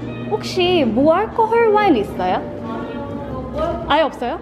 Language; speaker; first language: Korean; non-native, fluent; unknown